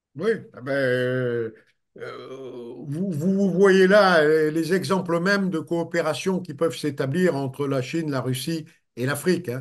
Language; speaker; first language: French; native; French